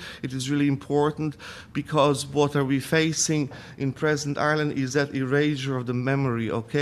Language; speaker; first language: English; non-native, fluent; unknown